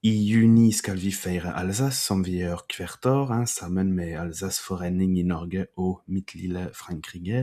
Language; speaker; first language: Norwegian; non-native, fluent; French